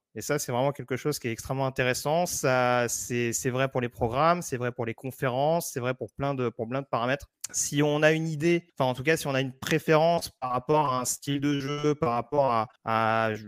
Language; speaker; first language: French; native; French